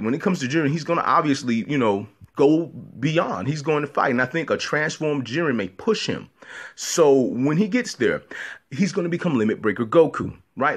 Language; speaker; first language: English; native; English